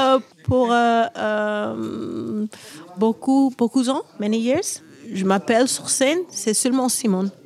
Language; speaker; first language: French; non-native, learner; English